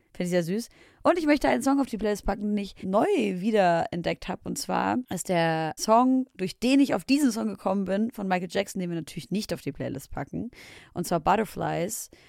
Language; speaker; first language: German; early bilingual, other home language; Arabic